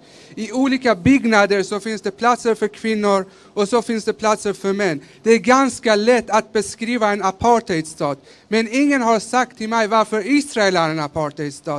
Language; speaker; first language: Swedish; early bilingual, other home language; Persian